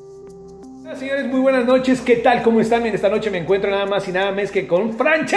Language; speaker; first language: Spanish; native; Spanish